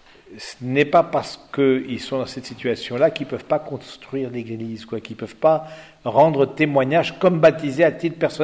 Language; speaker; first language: French; native; French